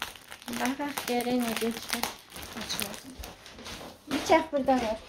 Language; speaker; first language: Turkish; non-native, learner; Azerbaijani